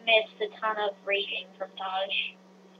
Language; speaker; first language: English; native; English